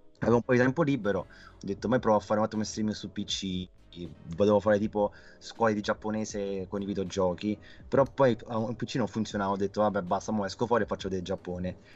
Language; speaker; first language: Italian; native; Italian